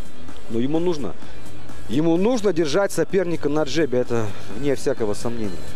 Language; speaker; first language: Russian; native; Russian